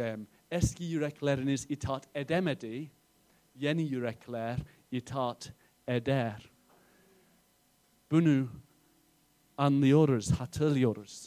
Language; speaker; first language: Turkish; non-native, fluent; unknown